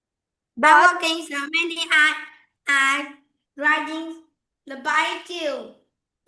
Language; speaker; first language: English; non-native, learner; Vietnamese